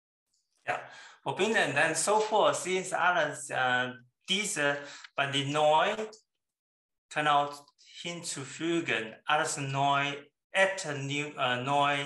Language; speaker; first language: German; non-native, learner; Chinese